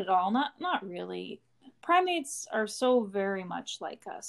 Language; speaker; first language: English; native; English